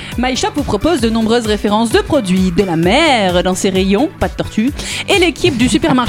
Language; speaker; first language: French; native; French